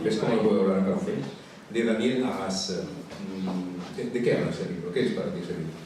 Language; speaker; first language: Spanish; native; Spanish